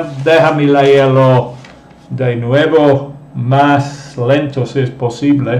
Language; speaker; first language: Spanish; non-native, fluent; English